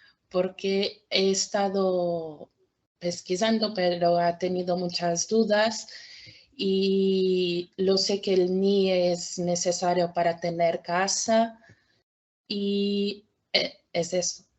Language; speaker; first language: Spanish; non-native, fluent; Portuguese